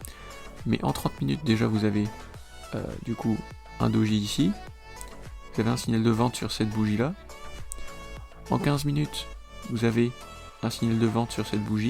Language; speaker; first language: French; native; French